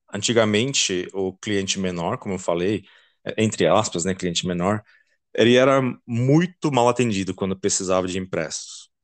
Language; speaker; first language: Portuguese; non-native, fluent; Dutch